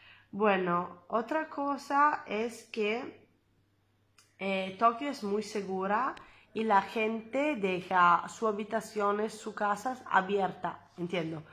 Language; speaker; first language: Spanish; non-native, fluent; Italian